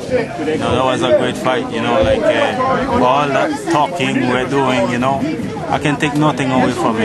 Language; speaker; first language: English; non-native, fluent; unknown